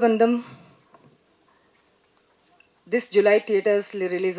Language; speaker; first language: Tamil; non-native, learner; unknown